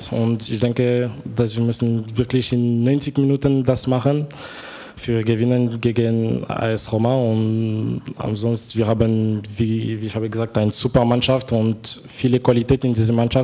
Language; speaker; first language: German; non-native, fluent; French